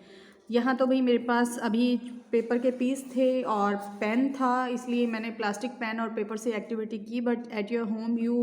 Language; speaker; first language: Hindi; native; Hindi